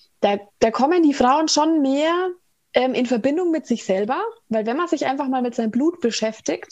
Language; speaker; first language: German; native; German